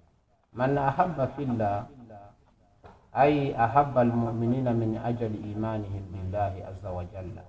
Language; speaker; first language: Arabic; non-native, fluent; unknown